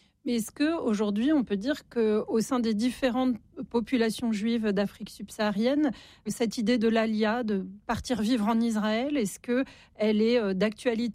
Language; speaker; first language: French; native; French